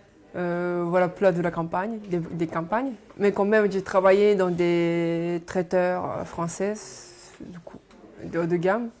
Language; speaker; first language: French; non-native, fluent; Japanese